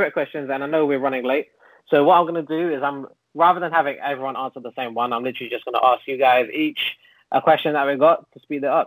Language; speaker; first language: English; native; English